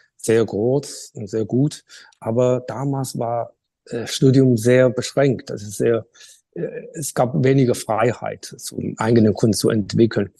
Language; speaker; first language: German; non-native, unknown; Chinese